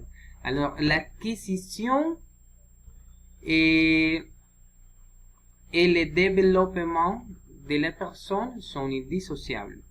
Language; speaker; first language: French; non-native, learner; Spanish